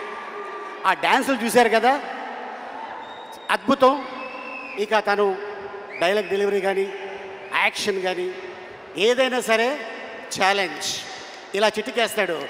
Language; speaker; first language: Telugu; native; Telugu